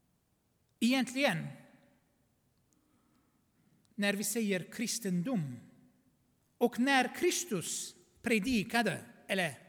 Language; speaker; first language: Swedish; non-native, fluent; Armenian